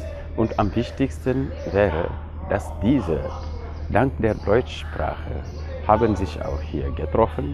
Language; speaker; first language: German; non-native, fluent; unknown